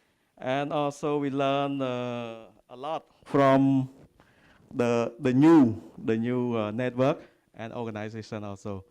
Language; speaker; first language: English; non-native, learner; Khmer